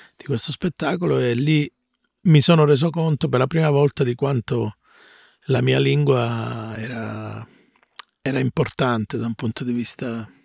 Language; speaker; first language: Italian; native; Italian